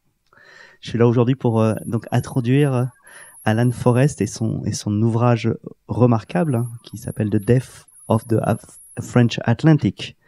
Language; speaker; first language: French; native; French